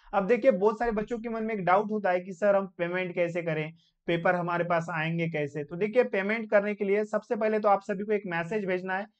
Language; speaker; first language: Hindi; non-native, local second language; Marathi